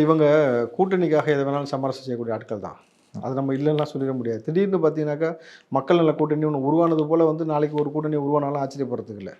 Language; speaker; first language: Tamil; native; Tamil